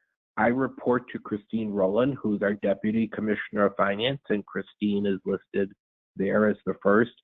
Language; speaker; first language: English; native; English